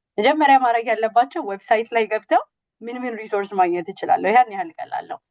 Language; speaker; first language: Amharic; native; Amharic